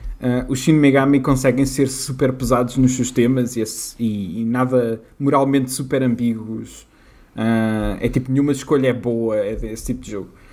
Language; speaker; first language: Portuguese; native; Portuguese